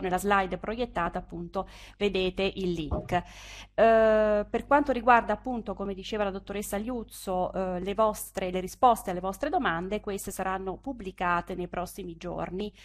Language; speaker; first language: Italian; native; Italian